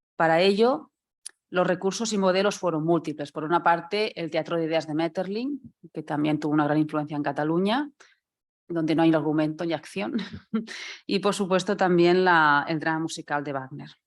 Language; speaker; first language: Spanish; non-native, local second language; Catalan